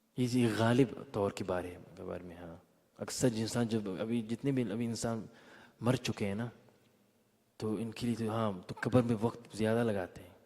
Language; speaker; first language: Urdu; early bilingual, heritage; Urdu